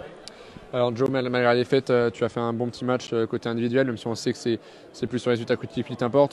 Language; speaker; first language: French; native; French